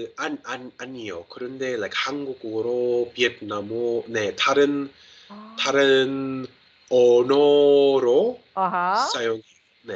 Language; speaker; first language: Korean; non-native, learner; English